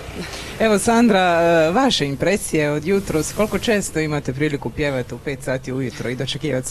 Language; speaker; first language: Croatian; native; Croatian